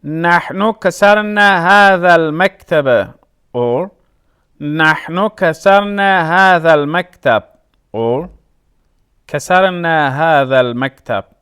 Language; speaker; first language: Arabic; non-native, fluent; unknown